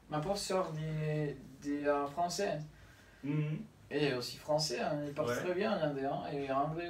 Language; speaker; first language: French; non-native, learner; Spanish